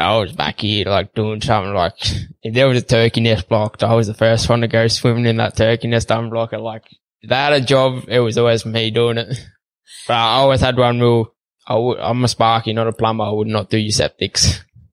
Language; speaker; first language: English; native; English